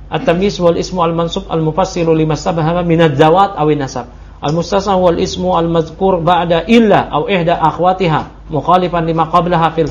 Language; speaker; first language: Arabic; non-native, fluent; Indonesian